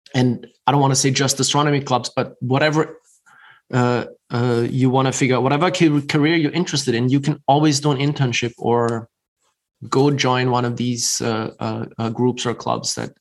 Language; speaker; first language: English; non-native, fluent; German